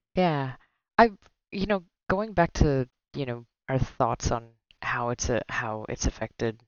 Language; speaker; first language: English; non-native, local second language; Filipino